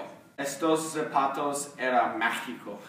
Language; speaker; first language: Spanish; non-native, learner; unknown